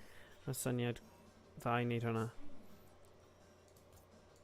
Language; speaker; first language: Welsh; non-native, local second language; English